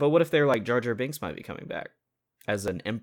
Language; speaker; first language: English; native; English